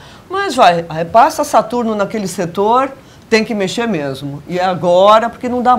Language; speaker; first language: Portuguese; native; Portuguese